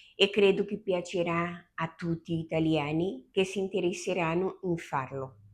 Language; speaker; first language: Italian; non-native, fluent; Portuguese